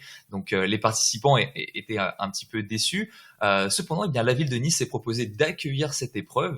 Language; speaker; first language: French; native; French